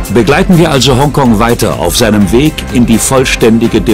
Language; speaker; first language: German; native; German